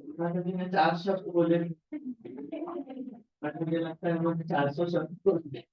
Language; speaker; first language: Hindi; non-native, local second language; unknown